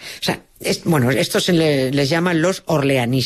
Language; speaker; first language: Spanish; native; Spanish